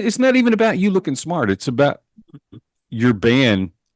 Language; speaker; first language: English; native; English